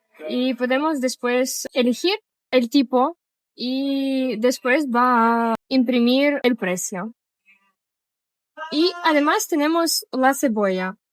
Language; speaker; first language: Spanish; non-native, fluent; Russian